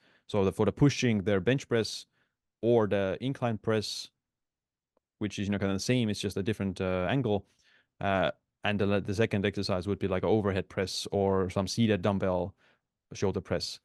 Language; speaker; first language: English; non-native, fluent; Estonian